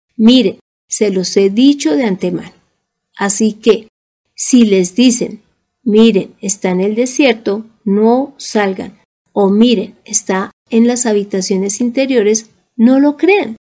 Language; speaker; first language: Spanish; native; Spanish